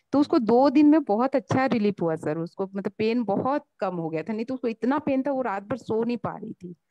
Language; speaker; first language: Hindi; native; Hindi